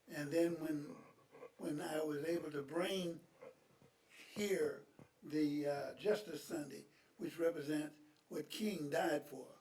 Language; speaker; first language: English; native; English